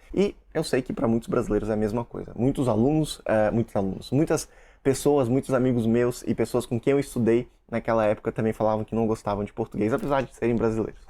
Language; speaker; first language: Portuguese; early bilingual, other home language; Russian